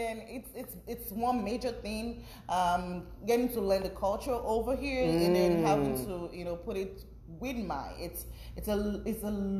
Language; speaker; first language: English; non-native, local second language; Yoruba